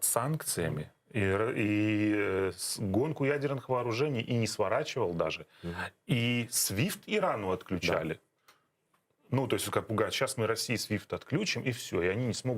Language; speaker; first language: Russian; native; Russian